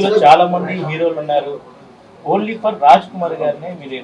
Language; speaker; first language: Telugu; native; Telugu